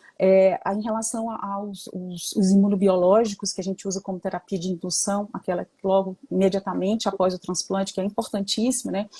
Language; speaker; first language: Portuguese; native; Portuguese